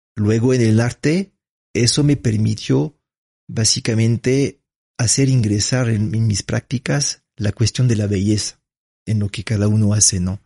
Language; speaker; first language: Spanish; non-native, fluent; French